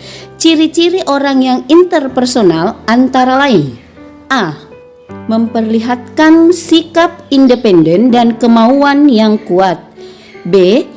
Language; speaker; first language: Indonesian; non-native, local second language; Buginese